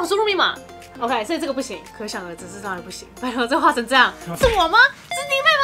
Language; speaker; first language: Chinese; native; Chinese